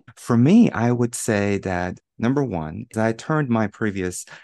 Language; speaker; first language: English; non-native, fluent; Chinese